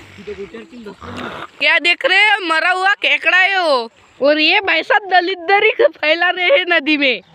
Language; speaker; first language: Hindi; non-native, local second language; Marathi